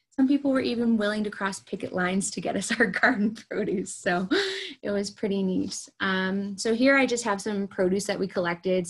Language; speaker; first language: English; native; English